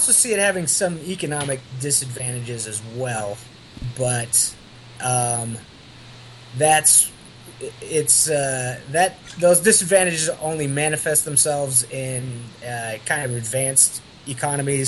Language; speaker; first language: English; native; English